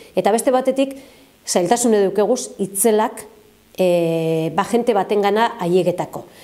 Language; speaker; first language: Basque; native; Basque